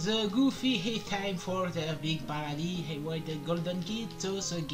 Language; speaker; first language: English; non-native, learner; French